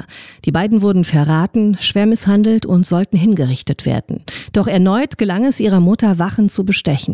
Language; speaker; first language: German; native; German